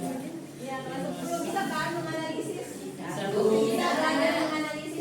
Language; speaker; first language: Indonesian; native; Indonesian